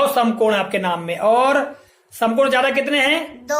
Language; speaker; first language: Hindi; native; Hindi